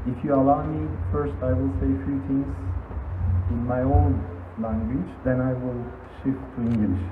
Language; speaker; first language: English; non-native, fluent; Turkish